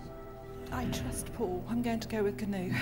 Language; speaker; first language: English; native; English